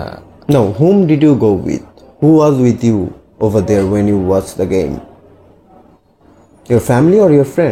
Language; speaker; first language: English; non-native, fluent; Bangla